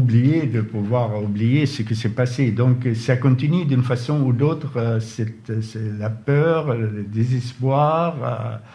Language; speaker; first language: French; non-native, fluent; Arabic